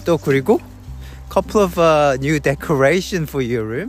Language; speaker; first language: English; non-native, fluent; Korean